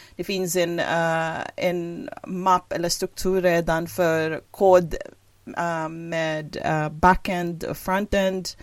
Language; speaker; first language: Swedish; non-native, fluent; Filipino